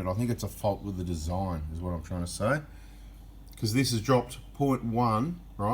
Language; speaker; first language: English; native; English